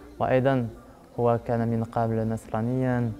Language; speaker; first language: Arabic; non-native, learner; French